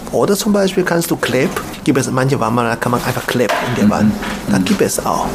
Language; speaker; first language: German; non-native, learner; Chinese